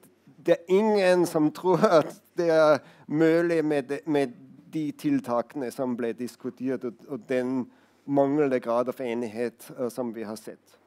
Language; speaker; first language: Norwegian; non-native, fluent; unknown